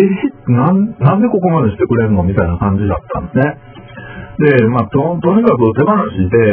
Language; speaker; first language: Japanese; native; Japanese